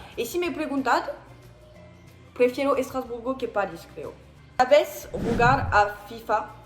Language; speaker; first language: Spanish; non-native, learner; French